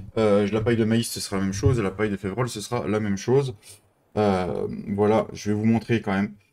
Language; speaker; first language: French; native; French